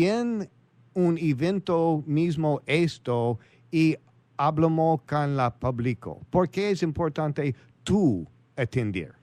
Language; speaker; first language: Spanish; non-native, learner; English